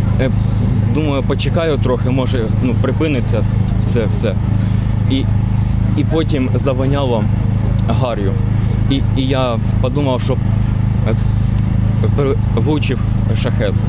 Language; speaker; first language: Ukrainian; non-native, local second language; Russian